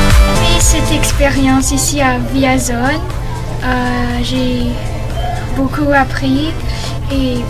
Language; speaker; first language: French; non-native, local second language; English